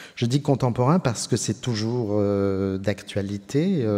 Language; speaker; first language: French; native; French